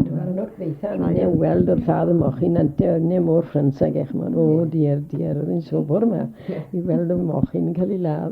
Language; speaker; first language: Welsh; native; Welsh